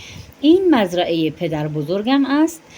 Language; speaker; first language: Persian; non-native, fluent; Urdu